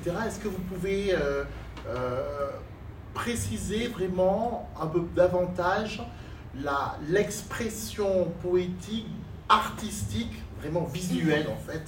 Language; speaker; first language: French; native; French